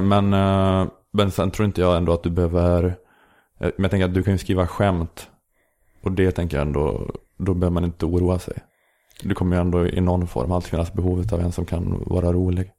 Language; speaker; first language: Swedish; native; Swedish